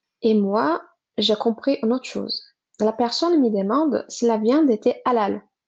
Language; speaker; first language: French; non-native, fluent; Portuguese